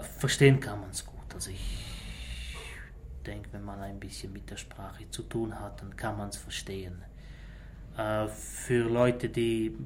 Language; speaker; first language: German; non-native, local second language; Romansh